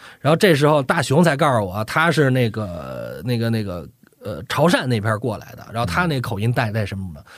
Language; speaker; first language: Chinese; native; Chinese